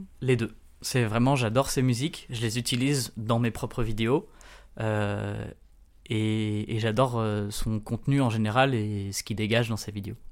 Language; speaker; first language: French; native; French